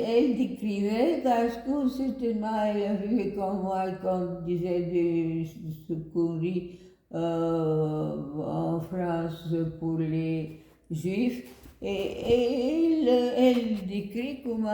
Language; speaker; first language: French; non-native, fluent; Bulgarian